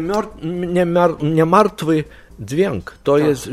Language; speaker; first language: Polish; non-native, learner; Lithuanian